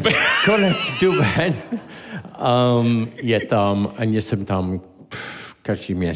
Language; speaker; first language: Czech; non-native, learner; English